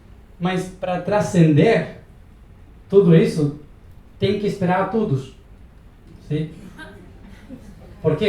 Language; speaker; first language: Portuguese; non-native, learner; Spanish